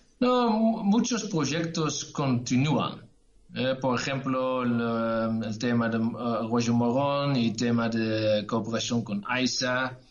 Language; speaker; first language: Spanish; non-native, learner; Dutch